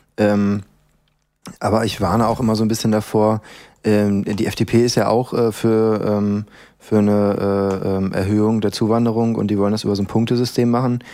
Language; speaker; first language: German; native; German